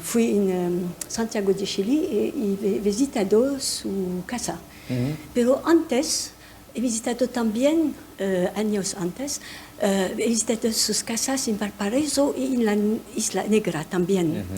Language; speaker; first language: Spanish; non-native, fluent; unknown